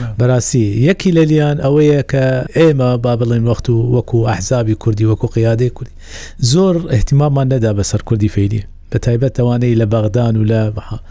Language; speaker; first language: Central Kurdish; non-native, local second language; Southern Kurdish